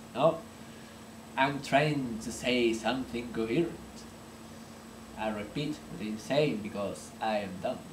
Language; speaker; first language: English; non-native, fluent; Spanish